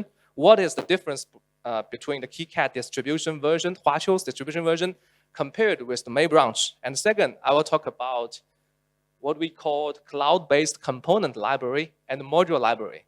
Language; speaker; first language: English; non-native, local second language; Chinese